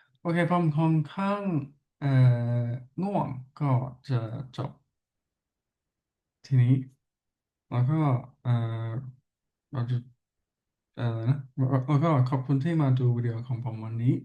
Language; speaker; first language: Thai; non-native, learner; English